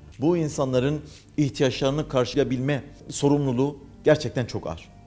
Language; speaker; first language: Turkish; native; Turkish